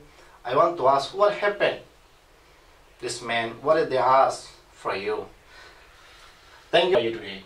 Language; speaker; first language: English; non-native, learner; Rohingya